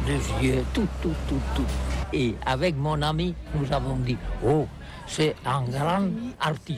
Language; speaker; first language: French; non-native, learner; Catalan